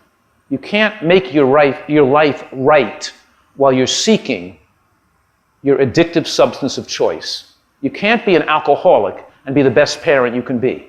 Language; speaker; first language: English; native; English